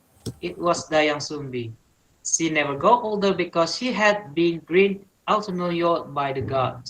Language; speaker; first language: English; non-native, learner; Indonesian